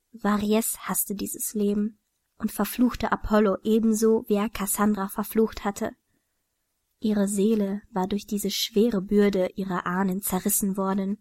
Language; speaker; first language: German; native; German